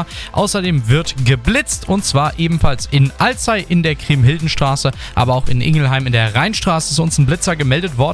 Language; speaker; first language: German; native; German